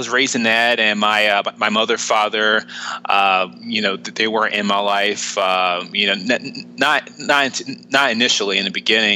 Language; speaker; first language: English; native; English